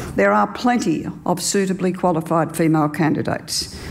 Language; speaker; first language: English; native; English